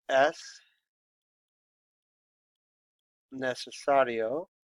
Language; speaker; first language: Spanish; non-native, fluent; English